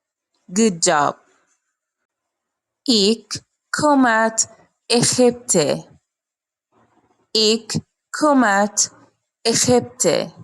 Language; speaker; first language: Dutch; non-native, learner; Arabic